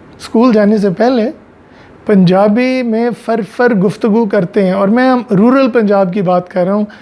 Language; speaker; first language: Urdu; non-native, local second language; Punjabi